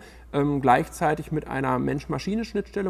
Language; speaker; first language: German; native; German